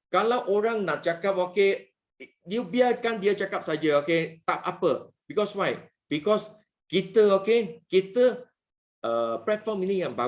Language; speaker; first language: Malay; non-native, local second language; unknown